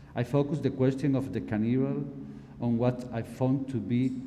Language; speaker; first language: English; non-native, fluent; Spanish